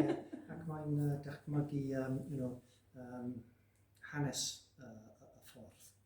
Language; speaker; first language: Welsh; non-native, learner; English